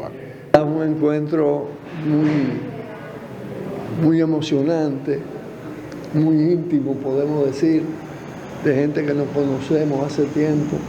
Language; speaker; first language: Spanish; native; Spanish